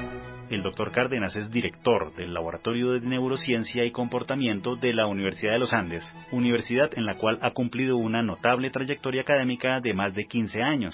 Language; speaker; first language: Spanish; native; Spanish